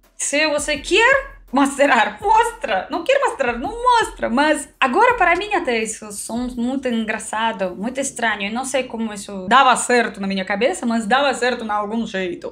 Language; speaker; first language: Portuguese; non-native, fluent; Russian